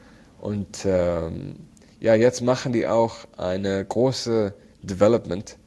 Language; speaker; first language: German; non-native, learner; Arabic